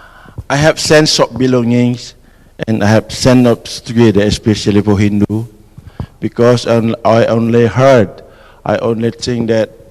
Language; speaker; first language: English; non-native, fluent; Indonesian